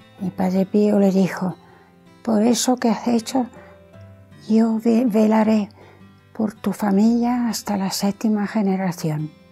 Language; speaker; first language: Spanish; non-native, fluent; Italian